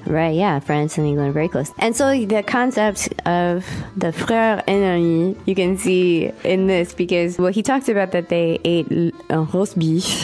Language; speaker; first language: English; native; English